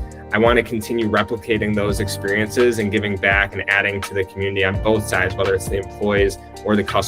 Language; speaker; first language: English; native; English